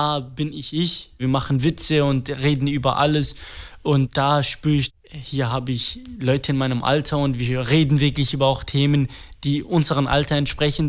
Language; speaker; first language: German; non-native, fluent; Kurdish